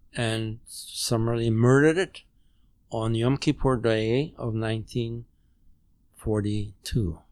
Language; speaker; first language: English; non-native, fluent; German